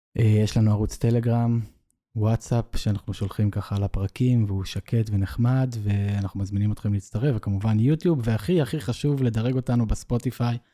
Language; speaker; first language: Hebrew; native; Hebrew